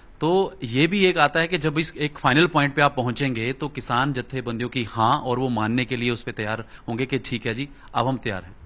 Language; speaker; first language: Hindi; non-native, local second language; Punjabi